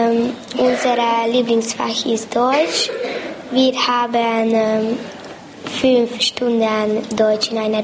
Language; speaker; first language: German; non-native, learner; Hungarian